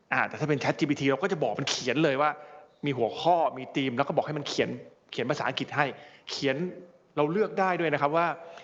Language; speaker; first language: Thai; native; Thai